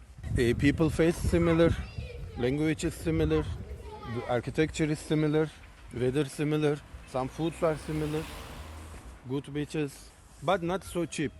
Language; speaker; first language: English; non-native, learner; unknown